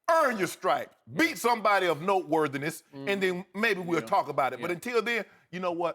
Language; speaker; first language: English; native; English